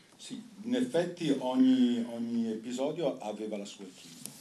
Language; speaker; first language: Italian; native; Italian